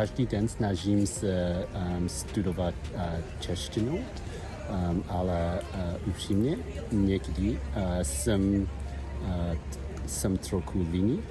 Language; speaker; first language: Czech; non-native, learner; English